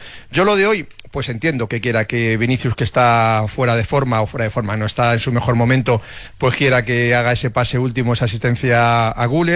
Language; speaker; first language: Spanish; native; Spanish